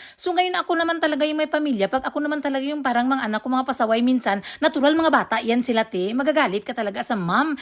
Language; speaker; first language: Filipino; non-native, local second language; Hiligaynon